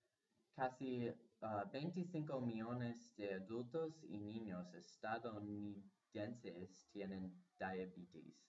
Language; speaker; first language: Spanish; non-native, learner; English